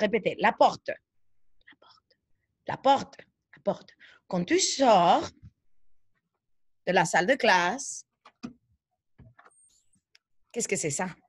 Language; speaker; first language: French; non-native, fluent; Spanish